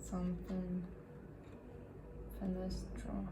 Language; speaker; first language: English; non-native, learner; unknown